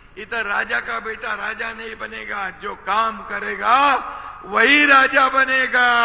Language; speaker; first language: Hindi; non-native, local second language; Marathi